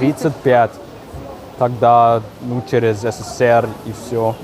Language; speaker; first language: Russian; non-native, learner; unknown